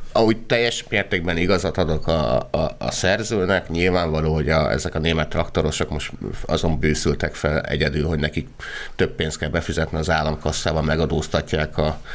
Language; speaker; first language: Hungarian; non-native, fluent; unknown